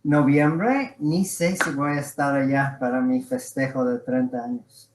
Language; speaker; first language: Spanish; non-native, fluent; English